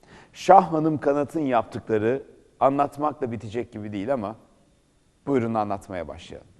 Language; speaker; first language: Turkish; native; Turkish